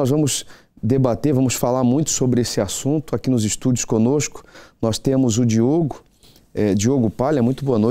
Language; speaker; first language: Portuguese; native; Portuguese